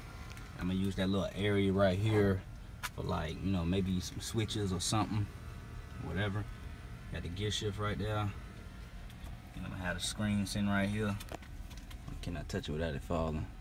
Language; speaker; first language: English; native; English